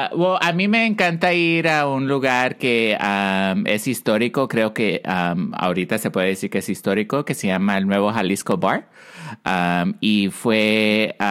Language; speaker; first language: Spanish; early bilingual, heritage; Spanish